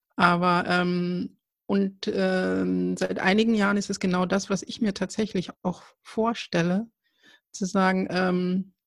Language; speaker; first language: German; early bilingual, other home language; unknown